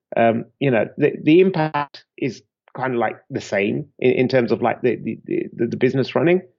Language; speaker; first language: English; native; English